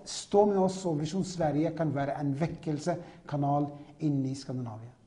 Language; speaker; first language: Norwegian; non-native, fluent; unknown